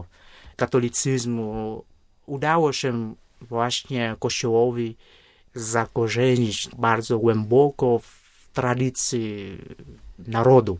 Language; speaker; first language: Polish; non-native, fluent; Vietnamese